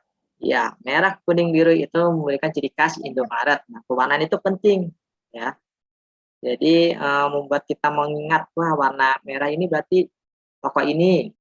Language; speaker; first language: Indonesian; native; Indonesian